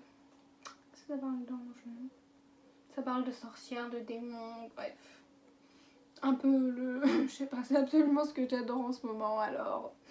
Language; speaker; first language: French; native; French